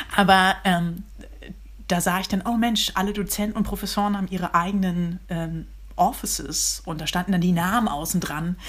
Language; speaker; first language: German; native; German